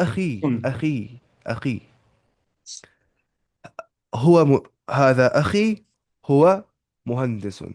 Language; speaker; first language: Arabic; non-native, fluent; Urdu